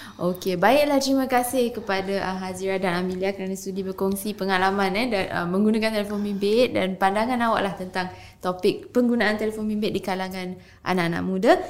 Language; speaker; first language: Malay; native; Malay